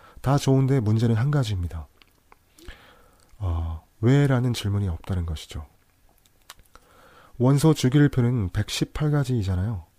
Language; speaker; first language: Korean; native; Korean